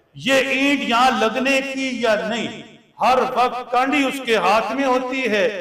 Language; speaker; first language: Urdu; non-native, local second language; Punjabi